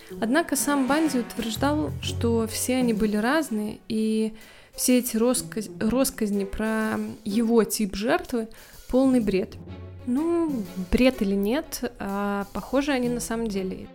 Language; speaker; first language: Russian; native; Russian